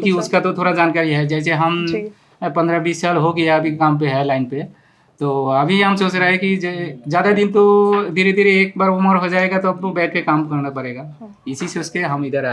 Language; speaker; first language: Hindi; non-native, local second language; Bangla